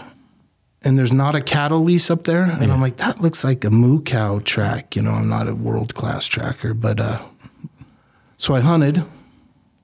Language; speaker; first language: English; native; English